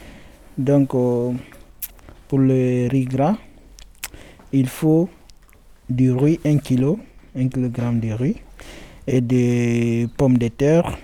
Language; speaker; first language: French; non-native, learner; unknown